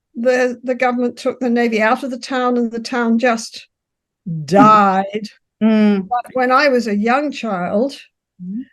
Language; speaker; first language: English; native; English